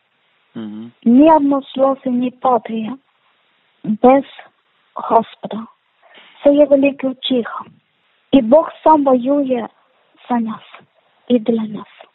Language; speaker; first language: Ukrainian; non-native, learner; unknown